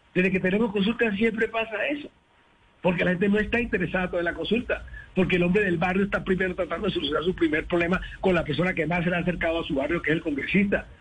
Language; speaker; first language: Spanish; native; Spanish